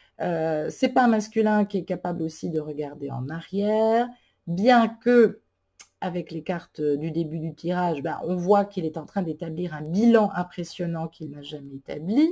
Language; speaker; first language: French; native; French